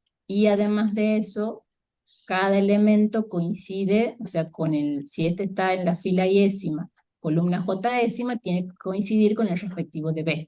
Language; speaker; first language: Spanish; native; Spanish